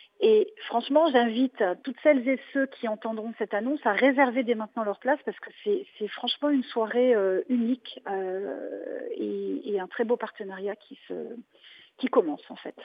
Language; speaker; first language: French; native; French